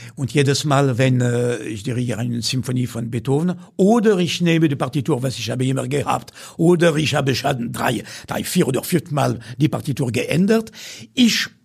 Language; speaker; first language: German; non-native, fluent; French